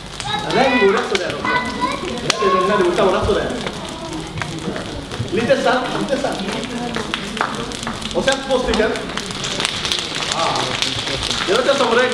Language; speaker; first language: Swedish; non-native, learner; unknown